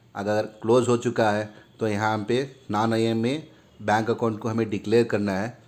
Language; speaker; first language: Hindi; non-native, local second language; Urdu